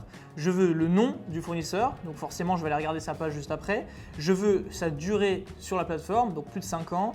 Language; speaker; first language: French; native; French